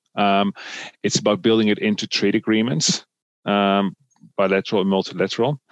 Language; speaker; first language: English; non-native, fluent; Dutch